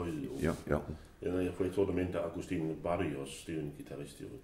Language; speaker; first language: Danish; native; Danish